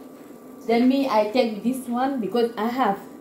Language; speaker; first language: English; non-native, learner; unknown